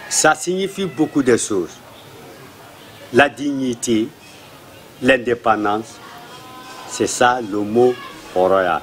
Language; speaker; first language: French; non-native, local second language; Mandingo